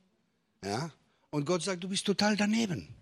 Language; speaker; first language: German; non-native, fluent; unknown